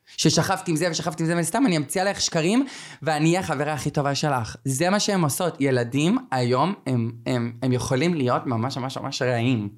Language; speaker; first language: Hebrew; native; Hebrew